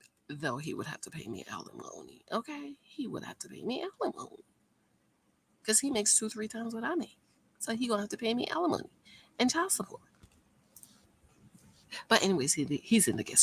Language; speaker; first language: English; native; English